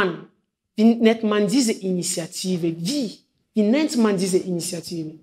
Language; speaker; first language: German; non-native, fluent; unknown